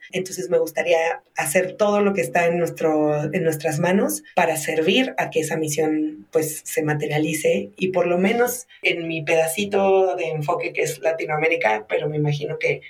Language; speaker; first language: Spanish; native; Spanish